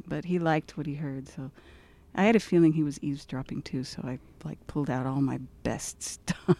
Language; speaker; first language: English; native; English